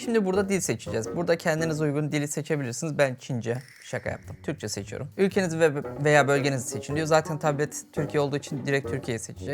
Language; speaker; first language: Turkish; native; Turkish